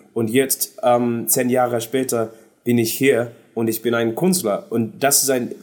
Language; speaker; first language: German; non-native, learner; English